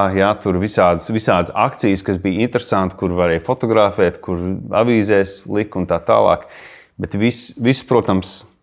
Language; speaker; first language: Latvian; early bilingual, heritage; Latvian